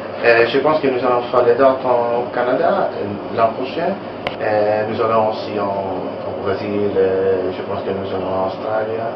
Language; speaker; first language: French; non-native, learner; Italian